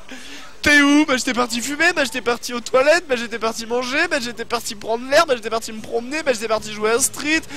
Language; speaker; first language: French; native; French